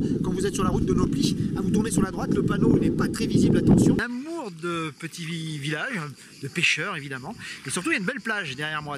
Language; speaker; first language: French; native; French